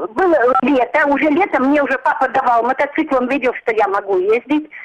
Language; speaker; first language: Russian; native; Russian